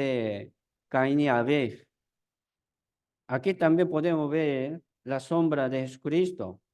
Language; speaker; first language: Spanish; non-native, fluent; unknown